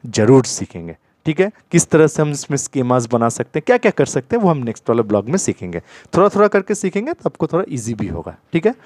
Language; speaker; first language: Hindi; non-native, local second language; Bangla